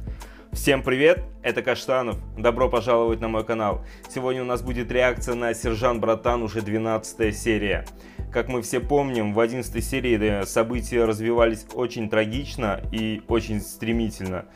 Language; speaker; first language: Russian; native; Russian